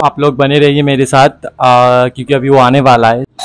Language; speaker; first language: Hindi; non-native, local second language; Assamese